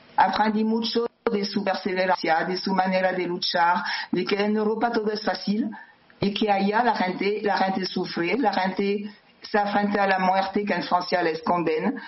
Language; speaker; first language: Spanish; non-native, fluent; French